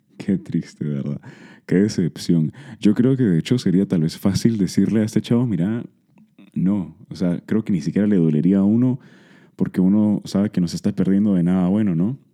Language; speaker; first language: Spanish; early bilingual, heritage; Spanish